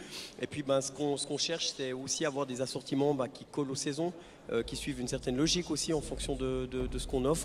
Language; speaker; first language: French; native; French